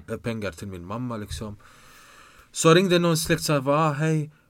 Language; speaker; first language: Swedish; non-native, fluent; Arabic